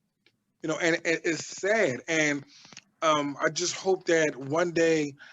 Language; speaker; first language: English; native; English